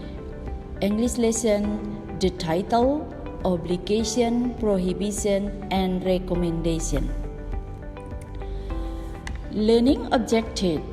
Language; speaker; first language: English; non-native, learner; Indonesian